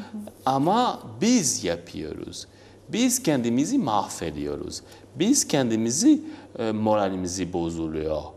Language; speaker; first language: Turkish; non-native, learner; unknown